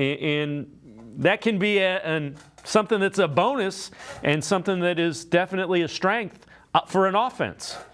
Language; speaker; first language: English; native; English